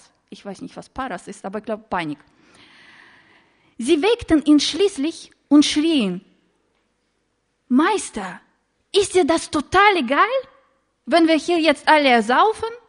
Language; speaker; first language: German; non-native, fluent; Russian